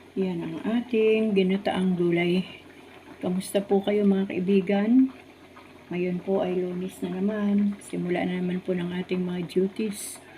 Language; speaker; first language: Filipino; native; Filipino